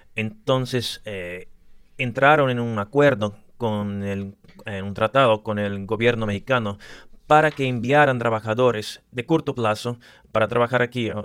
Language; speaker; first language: Spanish; early bilingual, other home language; English